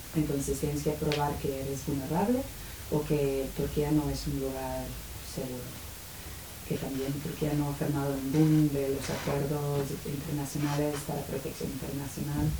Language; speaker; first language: Spanish; non-native, fluent; English